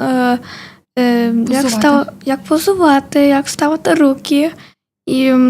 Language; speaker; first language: Ukrainian; early bilingual, heritage; Ukrainian